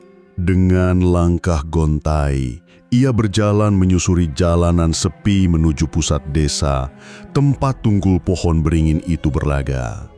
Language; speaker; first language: Indonesian; native; Indonesian